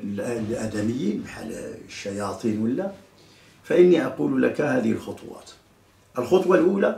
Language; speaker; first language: Arabic; native; Arabic